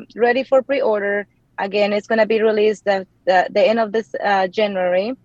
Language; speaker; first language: English; non-native, fluent; Spanish